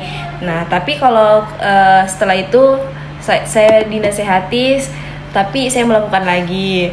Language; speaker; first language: Indonesian; native; Indonesian